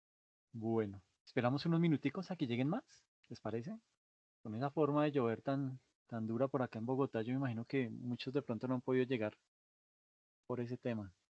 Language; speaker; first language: Spanish; native; Spanish